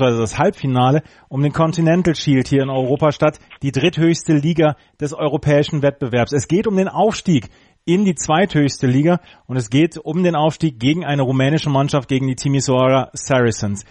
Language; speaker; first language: German; native; German